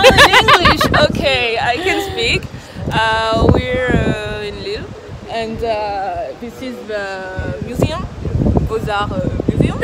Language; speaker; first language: English; non-native, fluent; French